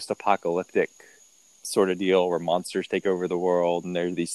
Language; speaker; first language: English; native; English